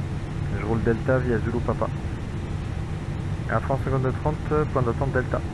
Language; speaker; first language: French; native; French